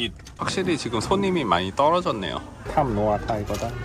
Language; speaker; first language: Korean; native; Korean